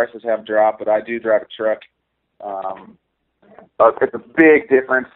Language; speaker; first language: English; native; English